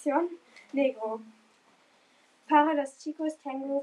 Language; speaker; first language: Spanish; non-native, learner; German